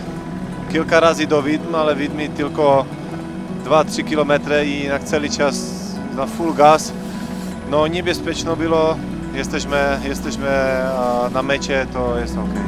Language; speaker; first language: Polish; non-native, learner; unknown